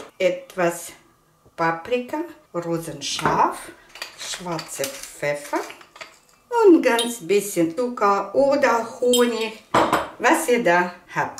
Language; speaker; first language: German; non-native, fluent; Russian